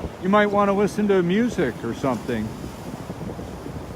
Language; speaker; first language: English; native; English